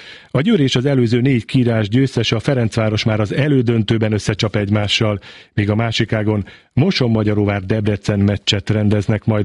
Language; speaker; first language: Hungarian; native; Hungarian